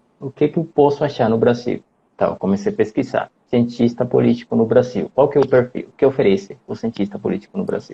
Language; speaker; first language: Portuguese; non-native, fluent; Spanish